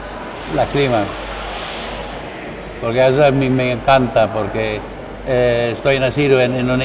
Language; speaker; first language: Spanish; non-native, learner; Dutch